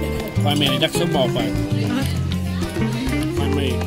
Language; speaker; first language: Vietnamese; early bilingual, heritage; Vietnamese